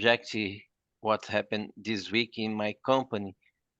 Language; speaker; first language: English; non-native, fluent; Portuguese